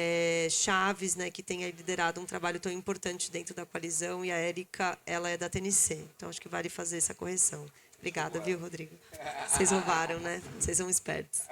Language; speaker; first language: Portuguese; native; Portuguese